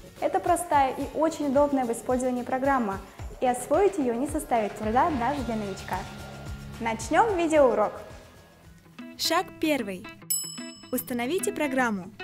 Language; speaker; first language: Russian; native; Russian